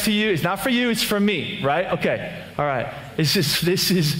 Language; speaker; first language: English; native; English